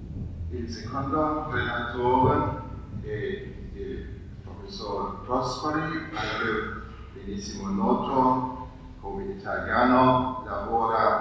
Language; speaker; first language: Italian; non-native, fluent; German